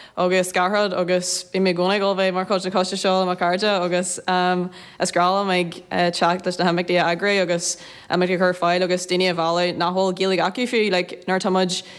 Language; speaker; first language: Irish; native; Irish